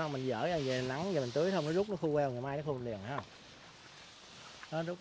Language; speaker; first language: Vietnamese; native; Vietnamese